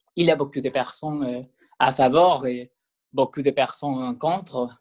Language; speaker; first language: French; non-native, learner; Spanish